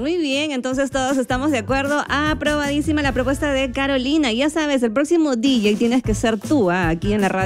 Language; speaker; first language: Spanish; native; Spanish